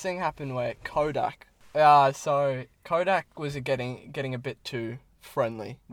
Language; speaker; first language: English; native; English